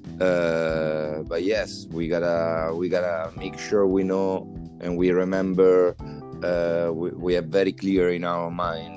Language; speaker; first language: English; non-native, fluent; Italian